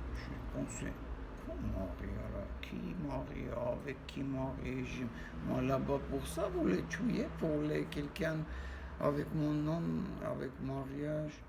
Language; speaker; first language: French; non-native, learner; Armenian